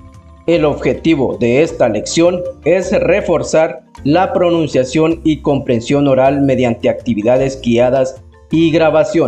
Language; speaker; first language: Spanish; non-native, local second language; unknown